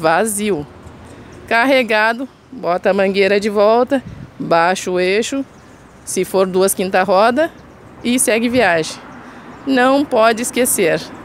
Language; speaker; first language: Portuguese; native; Portuguese